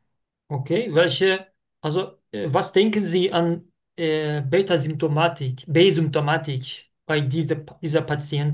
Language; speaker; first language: German; non-native, fluent; Turkish